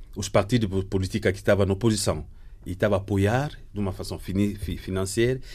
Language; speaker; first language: Portuguese; non-native, learner; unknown